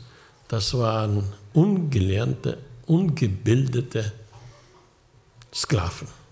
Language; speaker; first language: German; early bilingual, heritage; German